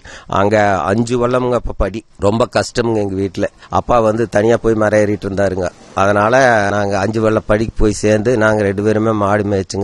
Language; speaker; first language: Tamil; native; Tamil